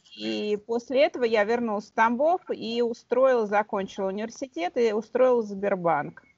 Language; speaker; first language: Russian; native; Russian